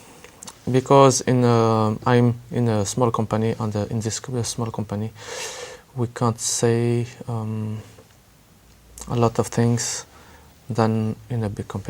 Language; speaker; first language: English; non-native, learner; French